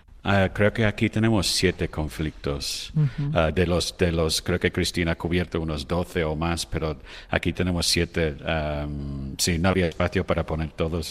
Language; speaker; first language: Spanish; non-native, fluent; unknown